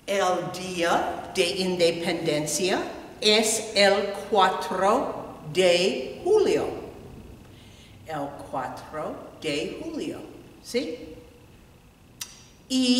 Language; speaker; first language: Spanish; non-native, fluent; English